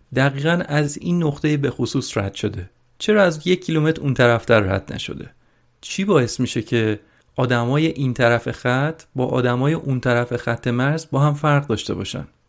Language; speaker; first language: Persian; native; Persian